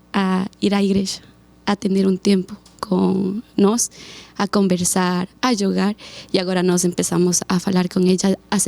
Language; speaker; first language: Portuguese; non-native, learner; Spanish